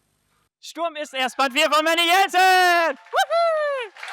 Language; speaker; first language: German; native; German